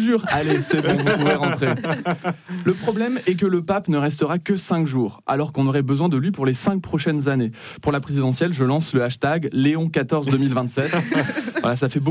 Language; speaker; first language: French; native; French